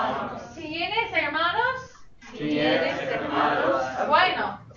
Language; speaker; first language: Spanish; non-native, fluent; English